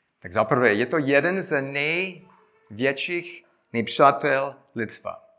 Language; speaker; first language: Czech; non-native, fluent; English